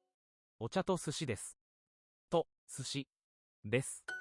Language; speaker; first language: Japanese; non-native, learner; English